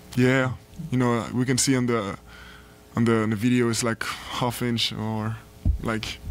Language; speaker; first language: English; non-native, fluent; French